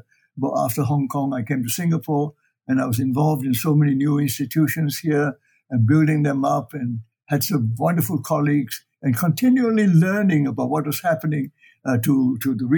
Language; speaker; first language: English; non-native, local second language; Chinese